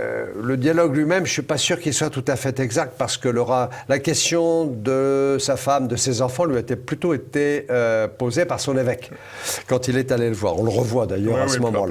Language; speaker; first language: French; native; French